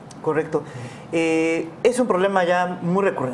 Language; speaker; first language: Spanish; native; Spanish